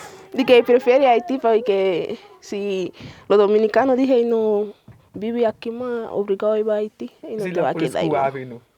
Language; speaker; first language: Spanish; non-native, learner; Haitian Creole